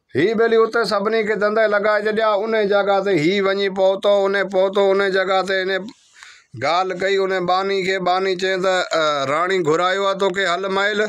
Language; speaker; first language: Sindhi; non-native, local second language; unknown